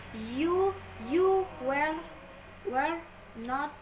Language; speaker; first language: English; non-native, learner; Indonesian